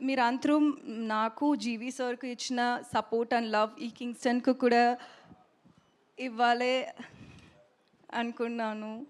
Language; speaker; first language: Telugu; non-native, learner; Tamil